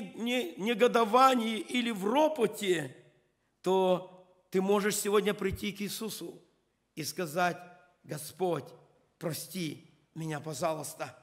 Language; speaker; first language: Russian; non-native, local second language; Ukrainian